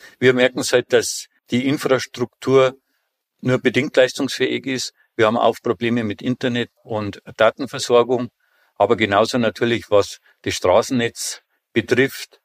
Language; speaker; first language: German; native; German